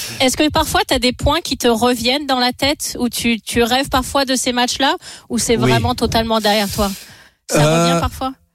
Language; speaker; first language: French; native; French